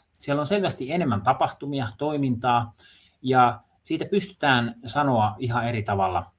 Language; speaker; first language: Finnish; native; Finnish